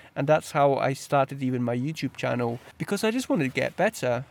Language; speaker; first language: English; early bilingual, other home language; Polish